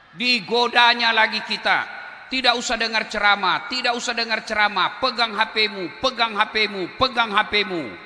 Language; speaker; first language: Indonesian; non-native, local second language; Buginese